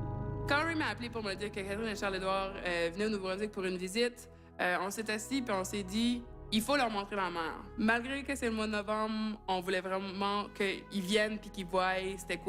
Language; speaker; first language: French; native; French